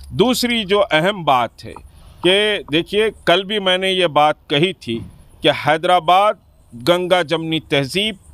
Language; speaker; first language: Hindi; non-native, local second language; Urdu